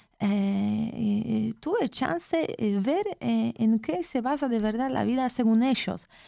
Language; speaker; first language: Spanish; non-native, fluent; Polish